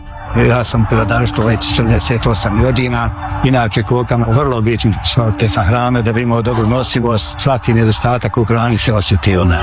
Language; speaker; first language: Serbian; native; Serbian